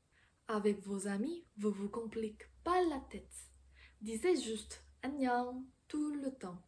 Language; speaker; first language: French; non-native, fluent; Korean